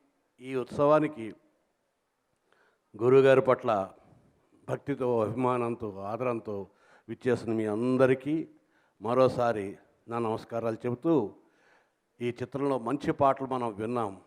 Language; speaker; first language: Telugu; native; Telugu